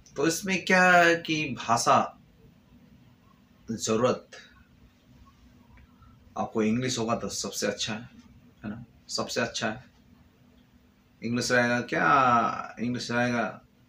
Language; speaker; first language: Hindi; non-native, fluent; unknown